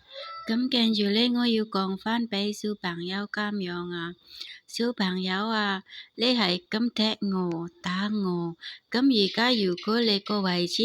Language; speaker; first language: Cantonese; non-native, learner; Indonesian